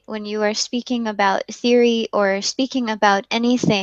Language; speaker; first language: English; non-native, fluent; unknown